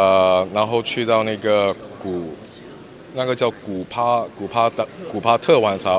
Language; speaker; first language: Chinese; native; Chinese